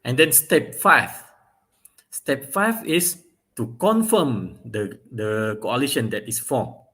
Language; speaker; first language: English; non-native, local second language; Malay